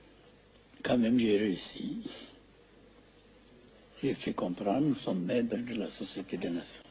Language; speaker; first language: French; non-native, fluent; Amharic